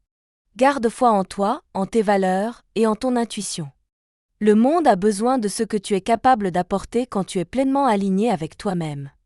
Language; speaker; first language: French; native; French